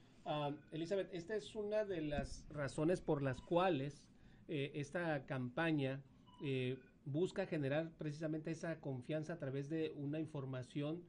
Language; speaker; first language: Spanish; native; Spanish